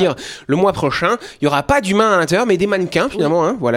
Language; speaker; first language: French; native; French